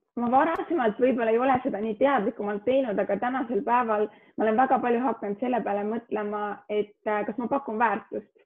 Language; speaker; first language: Estonian; early bilingual, heritage; Estonian